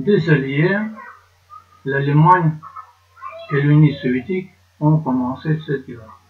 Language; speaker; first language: French; non-native, learner; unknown